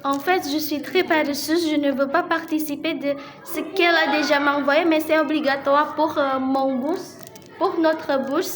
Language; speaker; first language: French; non-native, learner; Indonesian